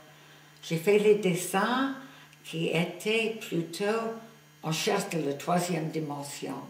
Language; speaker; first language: French; non-native, fluent; English